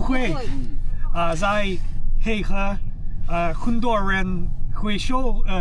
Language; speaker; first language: Chinese; non-native, learner; English